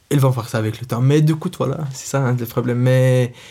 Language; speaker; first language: French; non-native, fluent; Arabic